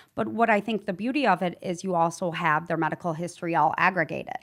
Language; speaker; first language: English; native; English